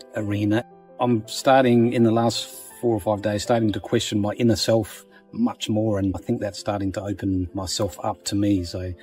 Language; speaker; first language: English; native; English